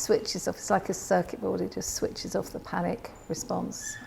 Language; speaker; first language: English; native; English